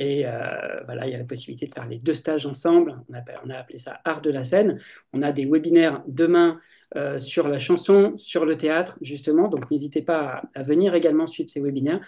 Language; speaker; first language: French; native; French